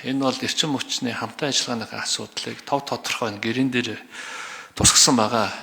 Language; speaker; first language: Mongolian; native; Mongolian